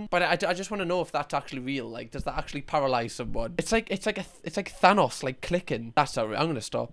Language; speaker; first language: English; native; English